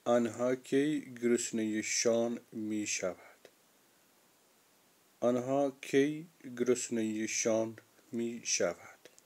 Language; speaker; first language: Persian; non-native, fluent; Urdu